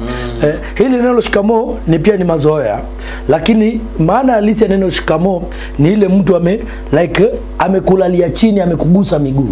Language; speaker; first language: Swahili; native; Swahili